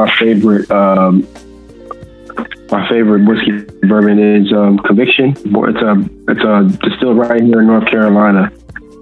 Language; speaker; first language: English; native; English